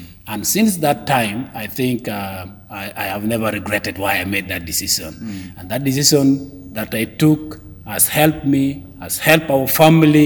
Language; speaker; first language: English; non-native, local second language; Acoli